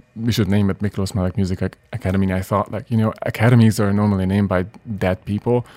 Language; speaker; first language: English; non-native, fluent; Hungarian